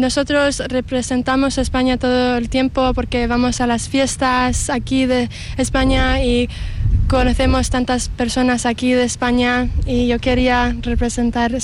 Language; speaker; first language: Spanish; early bilingual, heritage; English